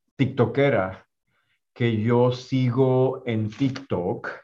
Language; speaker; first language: Spanish; native; Spanish